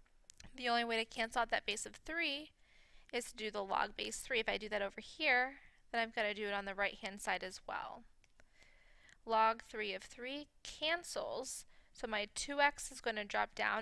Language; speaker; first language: English; native; English